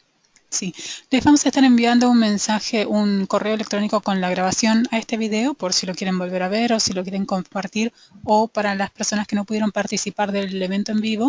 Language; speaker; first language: Spanish; native; Spanish